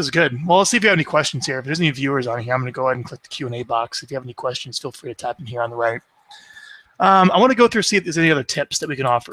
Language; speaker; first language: English; native; English